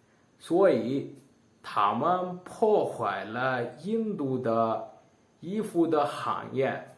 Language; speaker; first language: Chinese; non-native, learner; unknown